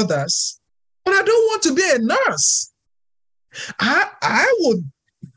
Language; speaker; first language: English; non-native, local second language; Yoruba